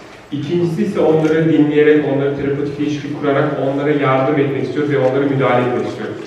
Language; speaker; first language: Turkish; native; Turkish